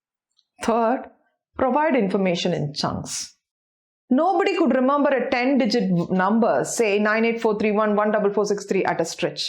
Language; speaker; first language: English; non-native, local second language; Tamil